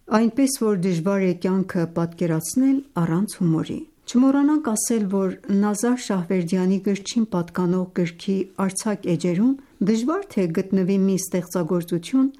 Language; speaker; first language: Armenian; native; Armenian